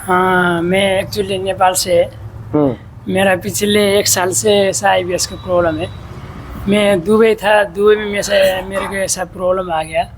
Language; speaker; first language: Hindi; non-native, learner; Nepali